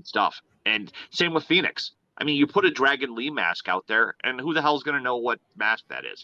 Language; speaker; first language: English; native; English